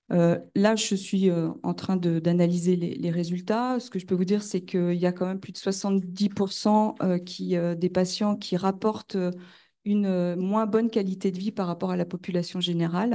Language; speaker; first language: French; native; French